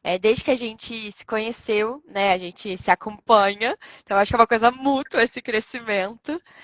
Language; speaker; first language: Portuguese; native; Portuguese